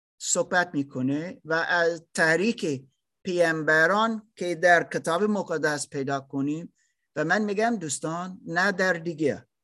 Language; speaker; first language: Persian; non-native, learner; German